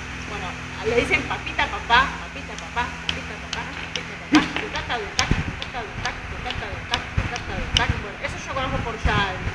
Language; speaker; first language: Spanish; native; Spanish